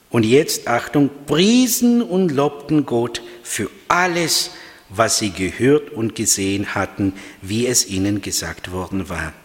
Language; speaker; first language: German; non-native, fluent; Russian